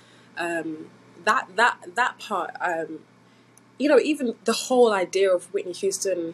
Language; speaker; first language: English; native; English